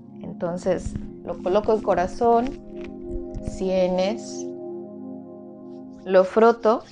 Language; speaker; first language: Spanish; native; Spanish